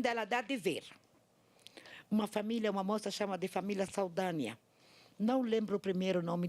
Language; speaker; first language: Portuguese; non-native, learner; Arabic